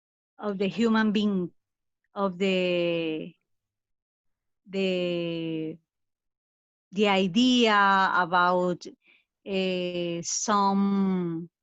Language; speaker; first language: English; non-native, fluent; Spanish